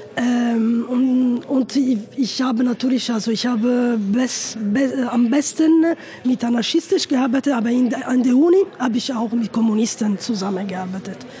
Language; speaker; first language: German; non-native, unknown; Italian